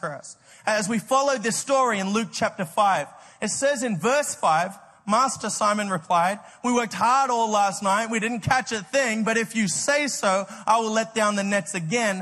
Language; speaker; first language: English; native; English